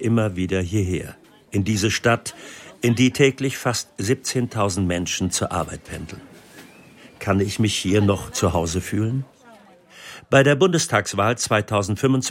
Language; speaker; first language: German; native; German